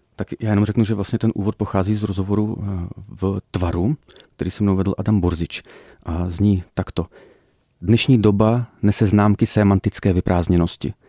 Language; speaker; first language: Czech; early bilingual, other home language; Russian